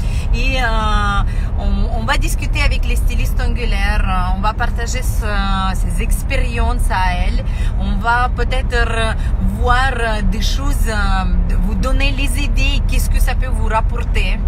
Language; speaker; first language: French; non-native, fluent; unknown